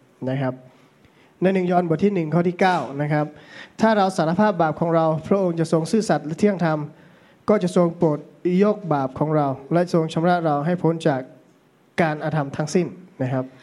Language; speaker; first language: Thai; native; Thai